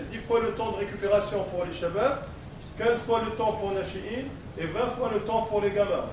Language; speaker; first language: French; non-native, local second language; Arabic